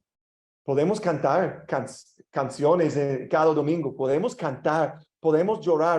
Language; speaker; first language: Spanish; non-native, learner; English